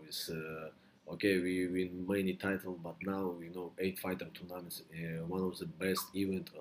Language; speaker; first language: English; non-native, learner; Russian